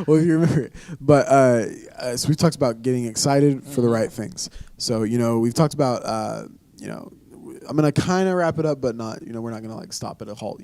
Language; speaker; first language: English; native; English